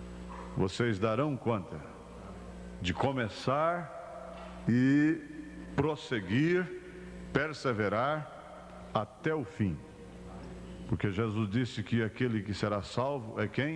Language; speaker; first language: Portuguese; native; Portuguese